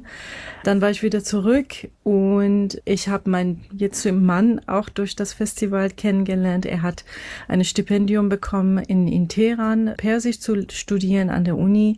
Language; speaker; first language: German; non-native, fluent; Persian